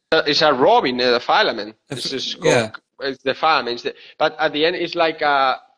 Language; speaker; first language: English; non-native, fluent; Spanish